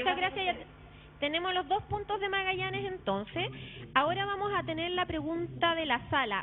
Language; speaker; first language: Spanish; native; Spanish